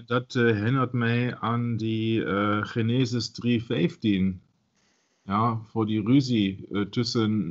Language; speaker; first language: Dutch; non-native, learner; German